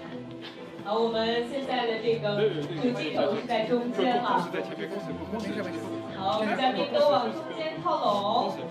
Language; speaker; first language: Chinese; native; Chinese